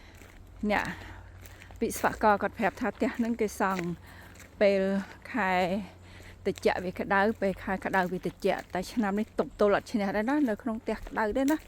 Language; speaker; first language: Khmer; native; Khmer